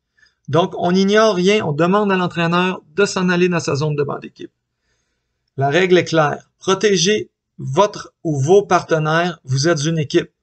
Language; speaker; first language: French; native; French